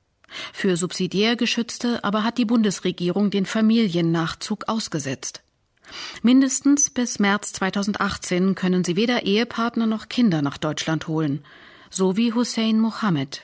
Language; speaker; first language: German; native; German